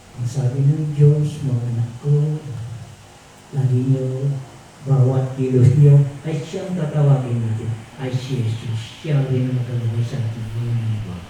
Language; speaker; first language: Filipino; non-native, local second language; Tausug